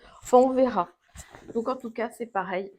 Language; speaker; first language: French; native; French